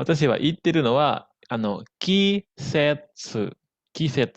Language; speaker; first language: Japanese; non-native, fluent; Indonesian